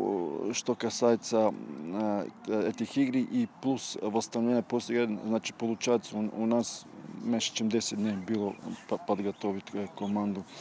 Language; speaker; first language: Russian; non-native, fluent; Serbian